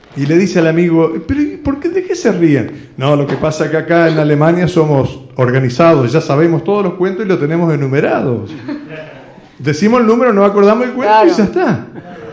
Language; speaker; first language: Spanish; native; Spanish